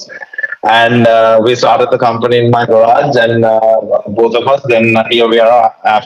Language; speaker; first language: English; non-native, local second language; Sinhala